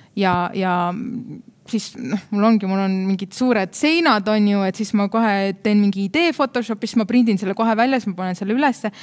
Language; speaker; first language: Estonian; native; Estonian